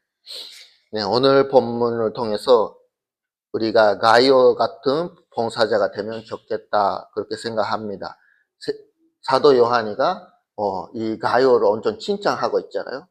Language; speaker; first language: Korean; early bilingual, heritage; Korean